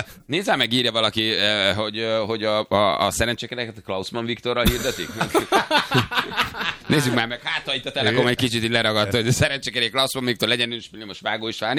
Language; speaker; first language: Hungarian; native; Hungarian